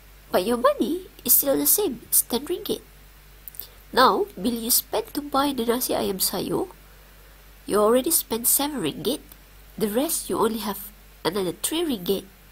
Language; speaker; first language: English; non-native, local second language; Malay